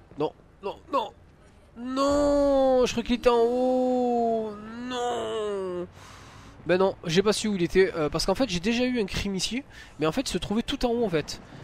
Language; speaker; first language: French; native; French